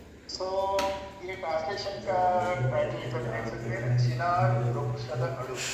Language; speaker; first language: Hindi; non-native, local second language; Kannada